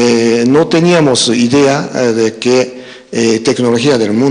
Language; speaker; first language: Spanish; non-native, fluent; Japanese